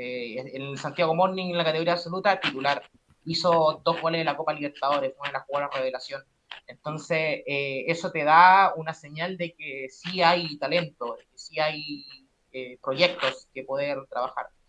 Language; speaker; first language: Spanish; native; Spanish